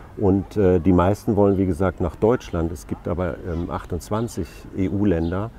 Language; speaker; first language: German; native; German